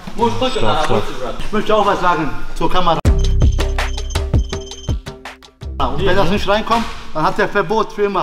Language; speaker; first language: German; non-native, fluent; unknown